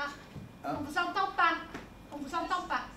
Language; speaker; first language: French; native; French